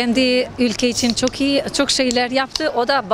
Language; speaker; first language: Turkish; non-native, fluent; Albanian